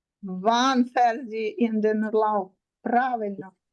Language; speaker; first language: German; non-native, learner; Ukrainian